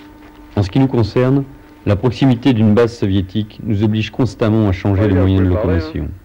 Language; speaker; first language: French; native; French